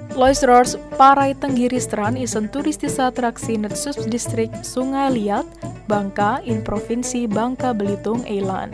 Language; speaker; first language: Dutch; non-native, fluent; Indonesian